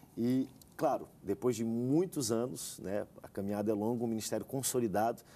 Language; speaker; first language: Portuguese; native; Portuguese